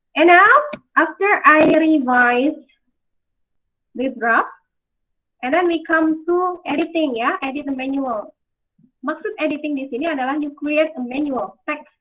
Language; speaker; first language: English; non-native, fluent; Indonesian